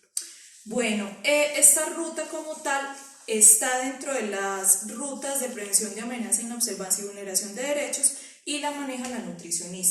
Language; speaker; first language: Spanish; native; Spanish